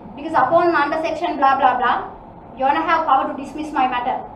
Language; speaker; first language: English; non-native, local second language; Sinhala